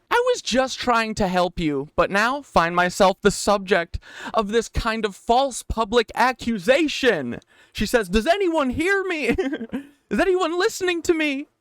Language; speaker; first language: English; native; English